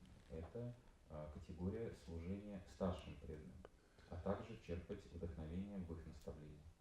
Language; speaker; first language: Russian; native; Russian